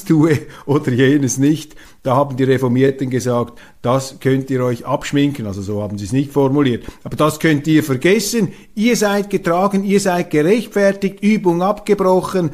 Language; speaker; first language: German; native; German